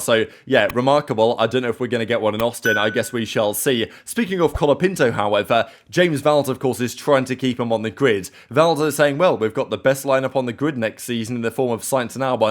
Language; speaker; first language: English; native; English